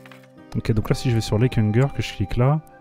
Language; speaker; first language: French; native; French